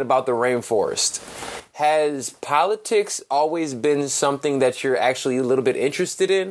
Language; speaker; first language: English; early bilingual, other home language; Spanish